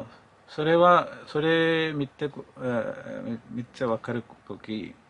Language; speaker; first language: Japanese; non-native, learner; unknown